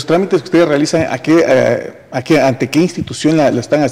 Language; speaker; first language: Spanish; native; Spanish